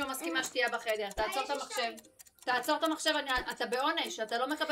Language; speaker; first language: Hebrew; native; Hebrew